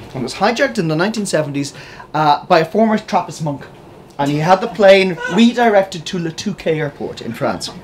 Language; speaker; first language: English; native; English